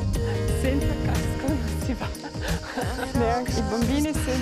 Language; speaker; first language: Italian; non-native, local second language; German